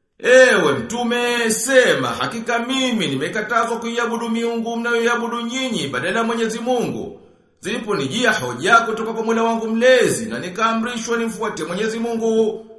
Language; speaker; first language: Swahili; native; Swahili